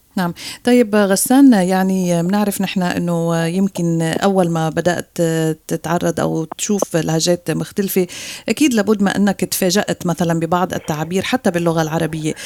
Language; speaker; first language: Arabic; native; Arabic